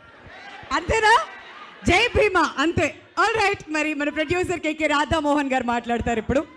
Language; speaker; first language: Telugu; native; Telugu